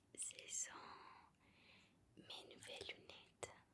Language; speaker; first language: French; non-native, learner; Spanish